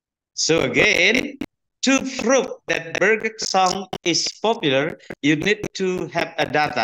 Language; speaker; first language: English; non-native, fluent; Indonesian